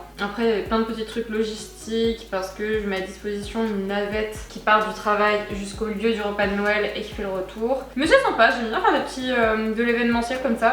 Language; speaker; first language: French; native; French